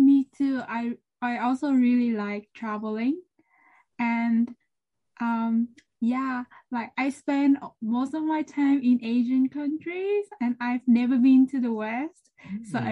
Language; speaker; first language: English; non-native, learner; Vietnamese